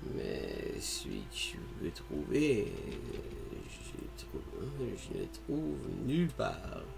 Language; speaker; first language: French; non-native, fluent; English